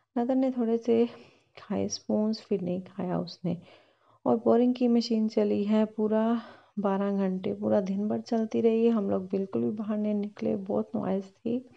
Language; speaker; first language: Hindi; non-native, local second language; Punjabi